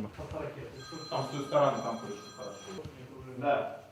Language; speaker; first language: Russian; native; Russian